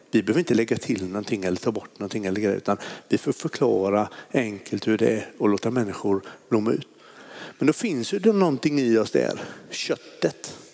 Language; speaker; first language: Swedish; native; Swedish